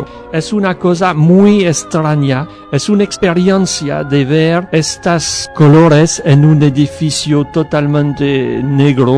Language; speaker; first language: Spanish; non-native, learner; French